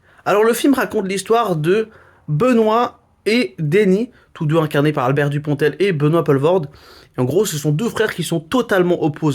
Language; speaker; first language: French; native; French